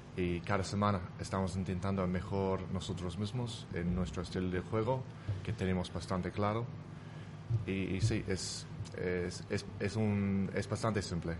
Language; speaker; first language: Spanish; non-native, fluent; English